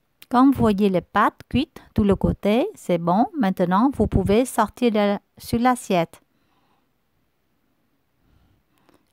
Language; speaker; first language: French; non-native, learner; Vietnamese